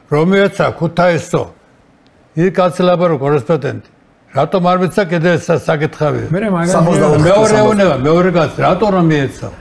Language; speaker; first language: Georgian; native; Georgian